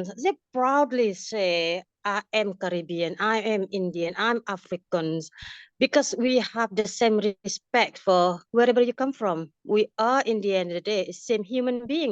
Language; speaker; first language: English; non-native, fluent; Indonesian